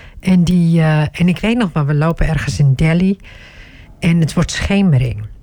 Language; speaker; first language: Dutch; early bilingual, other home language; Turkish